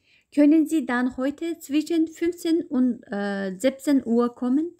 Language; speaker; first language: German; non-native, fluent; Uyghur